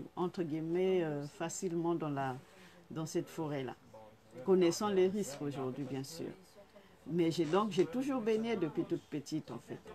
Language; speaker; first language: French; non-native, fluent; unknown